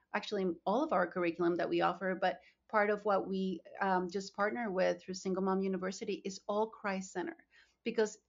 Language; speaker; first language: English; non-native, fluent; Spanish